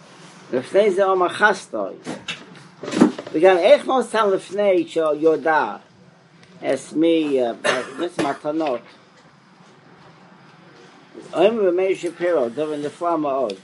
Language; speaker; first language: Hebrew; non-native, fluent; English